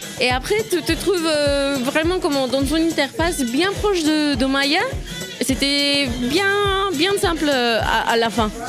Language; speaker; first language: French; non-native, fluent; Spanish